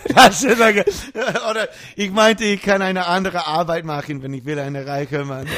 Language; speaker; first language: German; non-native, fluent; English